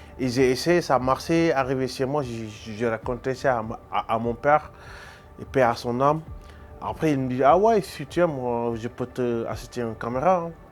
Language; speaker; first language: French; non-native, local second language; Wolof